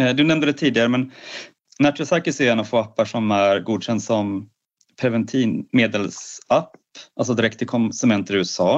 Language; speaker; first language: Swedish; native; Swedish